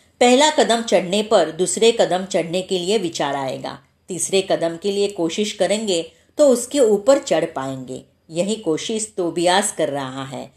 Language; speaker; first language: Hindi; non-native, local second language; Marathi